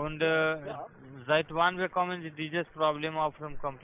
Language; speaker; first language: German; non-native, learner; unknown